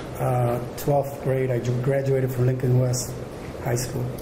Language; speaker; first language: English; early bilingual, other home language; Spanish